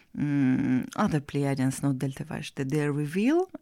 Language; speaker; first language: English; non-native, fluent; Russian